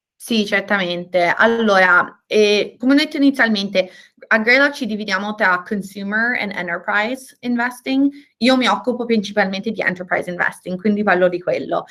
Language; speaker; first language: Italian; native; Italian